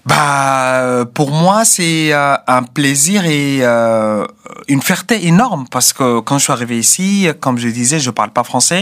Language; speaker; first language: French; non-native, fluent; Arabic